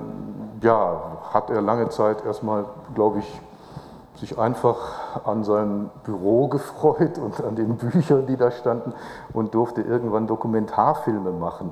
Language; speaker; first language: German; native; German